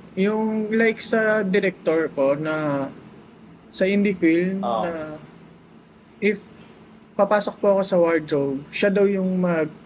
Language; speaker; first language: Filipino; native; Filipino